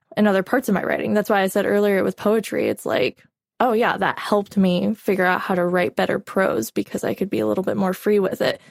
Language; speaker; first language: English; native; English